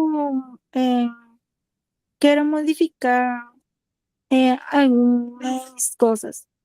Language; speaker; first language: Portuguese; non-native, fluent; Spanish